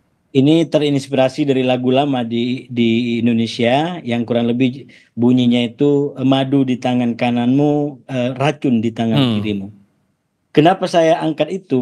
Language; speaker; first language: Indonesian; native; Indonesian